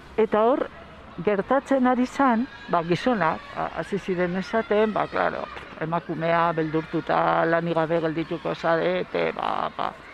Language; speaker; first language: Basque; non-native, local second language; Spanish